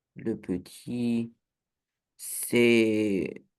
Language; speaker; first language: French; non-native, learner; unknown